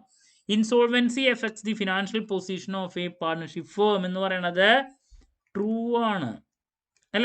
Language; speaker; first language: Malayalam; native; Malayalam